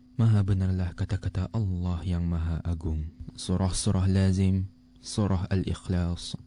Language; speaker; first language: Malay; native; Malay